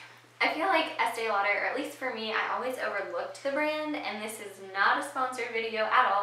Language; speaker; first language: English; native; English